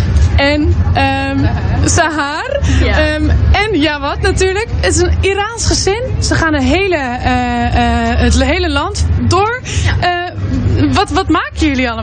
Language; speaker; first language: Dutch; native; Dutch